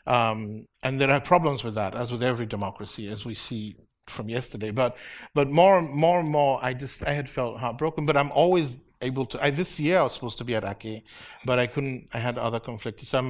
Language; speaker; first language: English; native; English